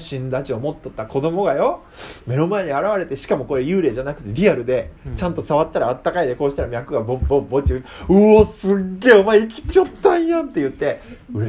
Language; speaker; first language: Japanese; native; Japanese